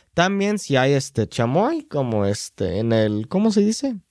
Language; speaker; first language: Spanish; non-native, fluent; English